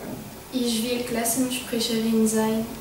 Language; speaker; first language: German; non-native, learner; French